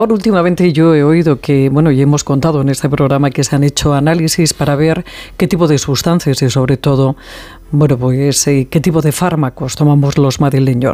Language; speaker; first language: Spanish; native; Spanish